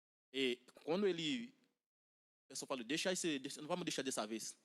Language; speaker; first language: Portuguese; non-native, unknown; Haitian Creole